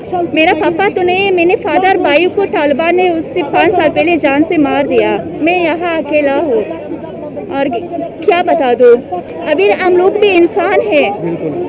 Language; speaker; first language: Hindi; non-native, learner; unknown